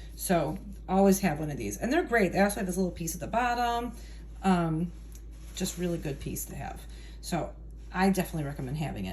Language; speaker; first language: English; native; English